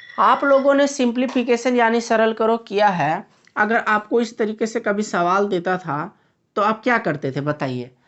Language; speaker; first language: Hindi; native; Hindi